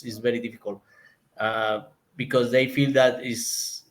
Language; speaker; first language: English; non-native, learner; Spanish